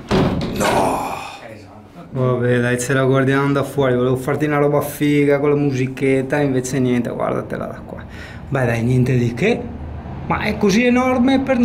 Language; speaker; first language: Italian; native; Italian